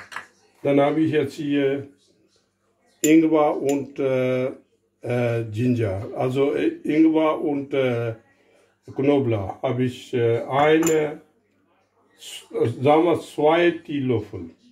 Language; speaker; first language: German; non-native, fluent; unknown